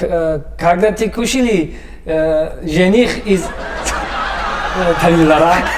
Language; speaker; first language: Russian; non-native, learner; Tajik